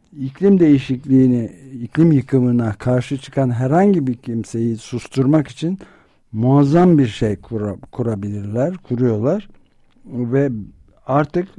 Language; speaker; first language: Turkish; native; Turkish